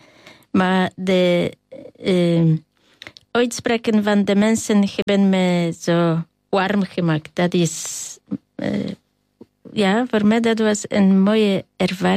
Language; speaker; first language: Dutch; non-native, fluent; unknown